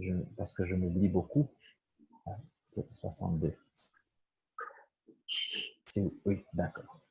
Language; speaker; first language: French; non-native, fluent; Portuguese